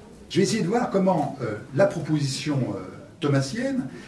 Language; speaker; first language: French; native; French